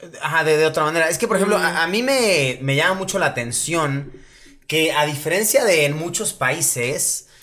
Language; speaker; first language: Spanish; native; Spanish